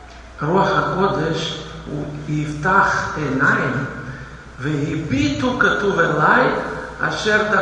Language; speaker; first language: Hebrew; non-native, fluent; Russian